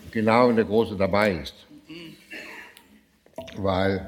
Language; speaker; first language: German; non-native, fluent; Danish